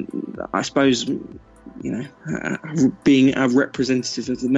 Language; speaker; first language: English; native; English